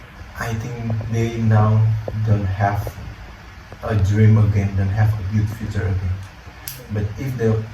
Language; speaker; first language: English; non-native, learner; Indonesian